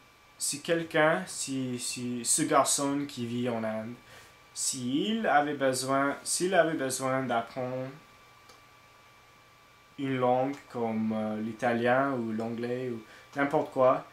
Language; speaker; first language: French; non-native, learner; English